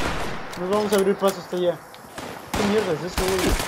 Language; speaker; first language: Spanish; native; Spanish